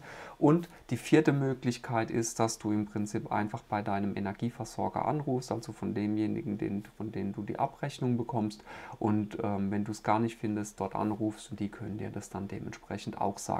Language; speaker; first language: German; native; German